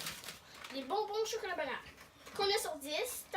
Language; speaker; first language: French; native; French